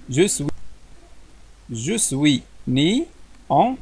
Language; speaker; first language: French; non-native, local second language; Arabic